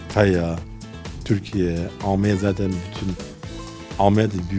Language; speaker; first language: Turkish; early bilingual, heritage; Turkish